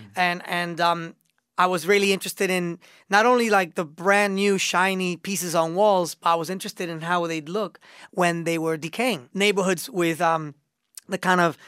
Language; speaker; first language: English; native; English